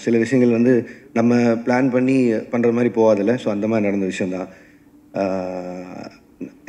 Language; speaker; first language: Tamil; native; Tamil